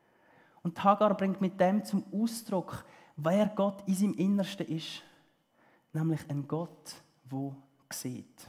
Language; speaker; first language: German; early bilingual, heritage; German